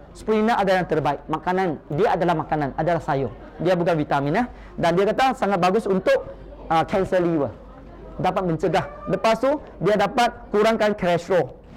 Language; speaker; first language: Malay; non-native, local second language; Chinese